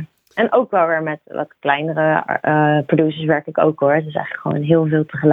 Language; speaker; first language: Dutch; native; Dutch